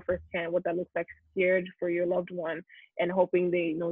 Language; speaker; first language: English; non-native, local second language; Yoruba